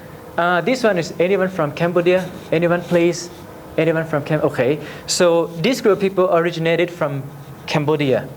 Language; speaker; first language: English; non-native, learner; Lao